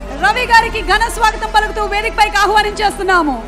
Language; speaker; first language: Telugu; native; Telugu